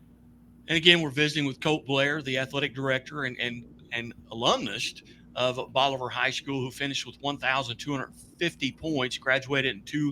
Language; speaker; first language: English; native; English